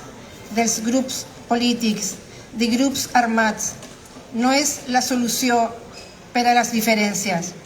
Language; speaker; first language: Catalan; non-native, fluent; Spanish